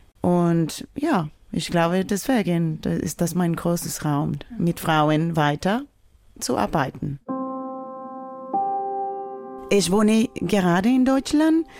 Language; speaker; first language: German; non-native, fluent; Spanish